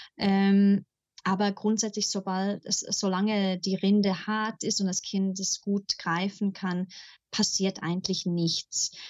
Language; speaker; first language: German; early bilingual, heritage; German